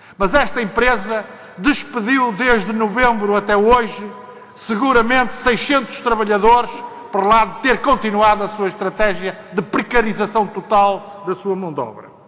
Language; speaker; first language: Portuguese; native; Portuguese